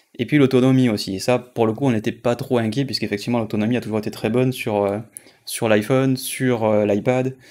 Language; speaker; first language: French; native; French